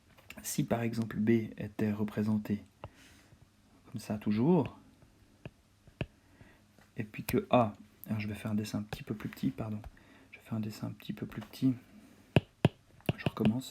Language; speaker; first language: French; native; French